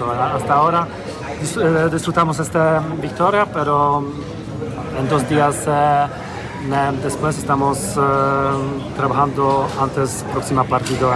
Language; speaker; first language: Spanish; non-native, fluent; Polish